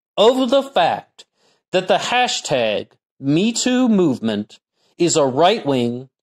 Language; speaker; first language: English; native; English